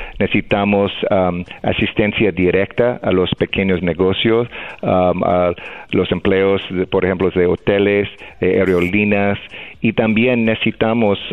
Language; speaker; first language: Spanish; non-native, fluent; English